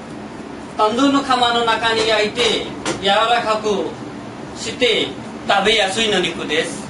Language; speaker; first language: Japanese; non-native, learner; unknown